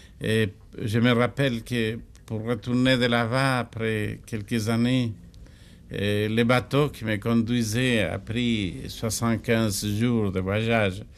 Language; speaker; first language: French; non-native, learner; Spanish